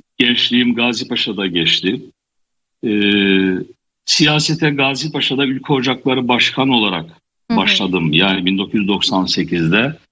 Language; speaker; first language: Turkish; native; Turkish